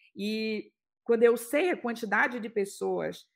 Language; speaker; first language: Portuguese; native; Portuguese